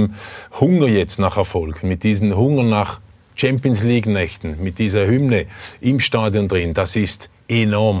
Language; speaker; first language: German; native; German